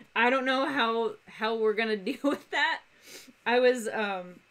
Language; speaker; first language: English; native; English